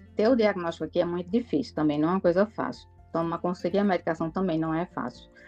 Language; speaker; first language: Portuguese; native; Portuguese